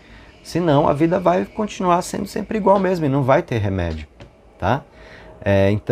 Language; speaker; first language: Portuguese; native; Portuguese